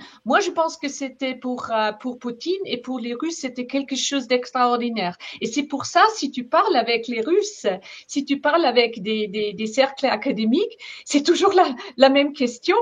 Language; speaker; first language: French; non-native, fluent; German